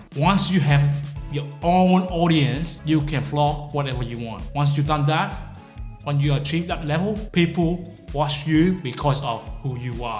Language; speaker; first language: English; non-native, fluent; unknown